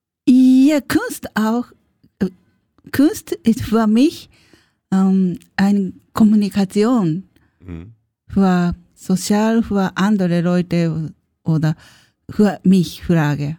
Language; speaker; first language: German; non-native, learner; Japanese